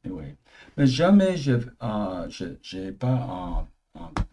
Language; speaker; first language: French; early bilingual, heritage; English